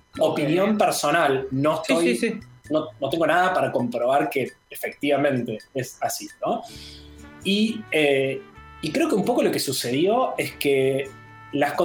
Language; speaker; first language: Spanish; native; Spanish